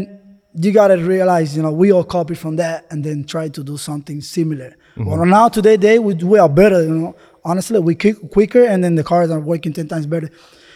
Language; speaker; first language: English; non-native, fluent; Spanish